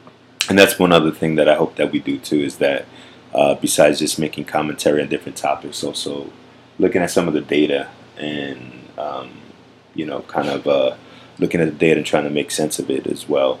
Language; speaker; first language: English; native; English